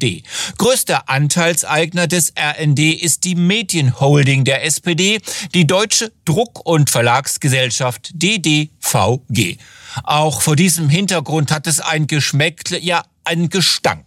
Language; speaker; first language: German; native; German